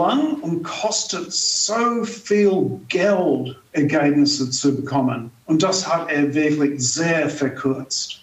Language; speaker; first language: German; non-native, fluent; English